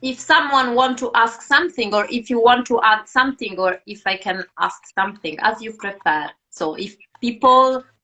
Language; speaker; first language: English; non-native, fluent; Italian